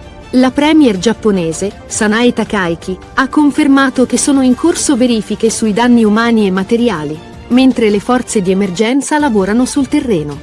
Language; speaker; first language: Italian; native; Italian